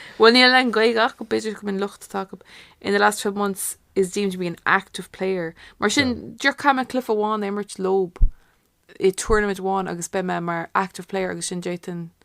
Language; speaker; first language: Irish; non-native, local second language; English